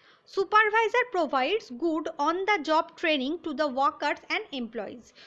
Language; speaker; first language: English; non-native, local second language; Bangla